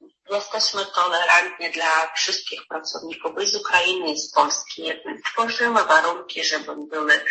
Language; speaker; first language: Polish; non-native, fluent; Ukrainian